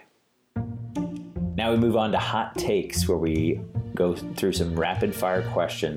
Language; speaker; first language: English; native; English